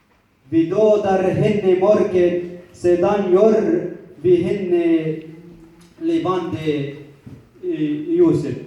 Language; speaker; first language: Swedish; non-native, learner; Kurdish